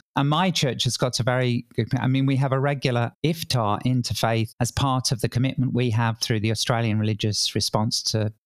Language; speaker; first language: English; native; English